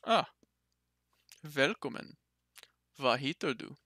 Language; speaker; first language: Norwegian; non-native, learner; English